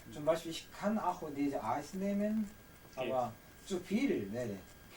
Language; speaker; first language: German; non-native, learner; Korean